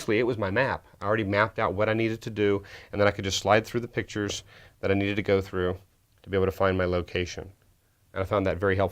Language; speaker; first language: English; native; English